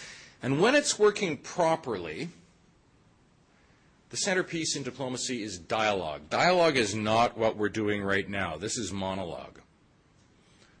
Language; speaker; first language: English; native; English